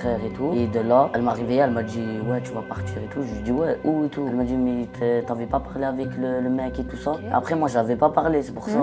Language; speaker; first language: French; non-native, local second language; Arabic